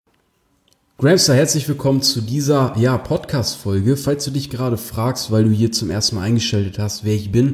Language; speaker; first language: German; native; German